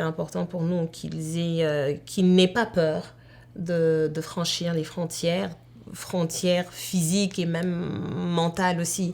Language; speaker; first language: French; native; French